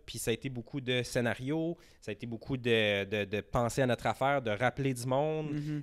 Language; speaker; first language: French; native; French